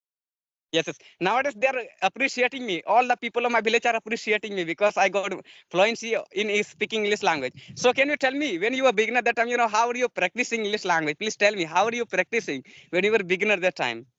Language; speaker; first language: English; non-native, learner; Santali